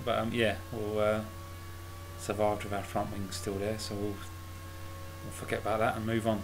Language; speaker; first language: English; native; English